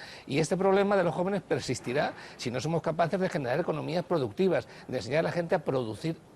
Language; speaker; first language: Spanish; native; Spanish